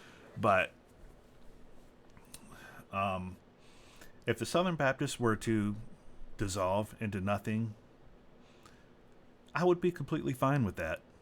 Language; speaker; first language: English; native; English